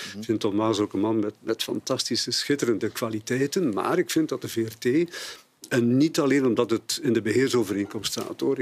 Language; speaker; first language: Dutch; native; Dutch